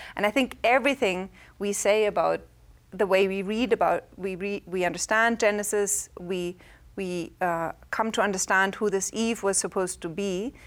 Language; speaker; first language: English; non-native, fluent; German